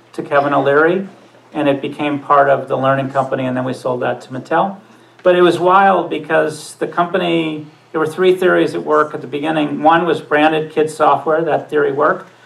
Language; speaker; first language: English; native; English